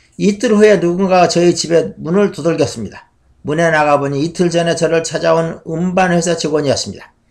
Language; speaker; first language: Korean; native; Korean